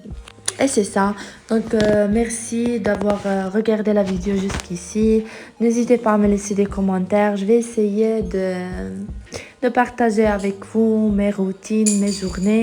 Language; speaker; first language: French; non-native, fluent; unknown